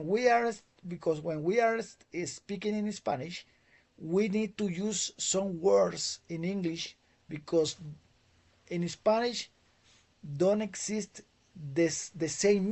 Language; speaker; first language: English; non-native, fluent; Spanish